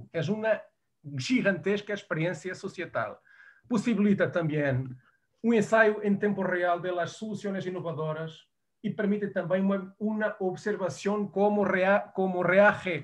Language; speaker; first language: Spanish; non-native, fluent; Portuguese